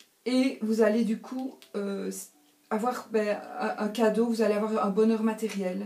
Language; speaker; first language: French; native; French